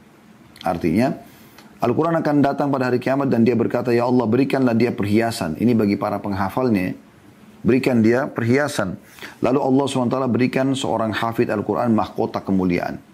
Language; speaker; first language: Indonesian; native; Indonesian